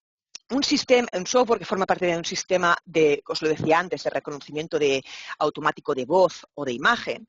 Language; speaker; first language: Spanish; native; Spanish